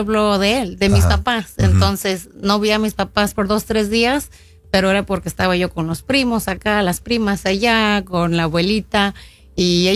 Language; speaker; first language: Spanish; early bilingual, heritage; Spanish